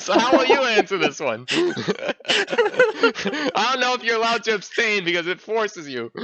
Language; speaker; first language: English; native; English